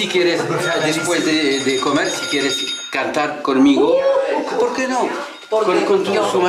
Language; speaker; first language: Spanish; non-native, learner; French